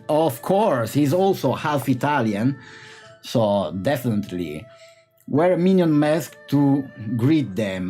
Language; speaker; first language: English; non-native, fluent; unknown